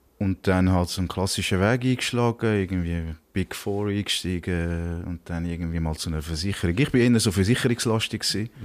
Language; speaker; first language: German; early bilingual, other home language; Turkish